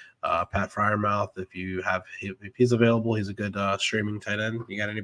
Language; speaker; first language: English; native; English